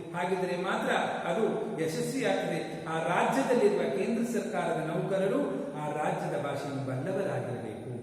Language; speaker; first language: Kannada; native; Kannada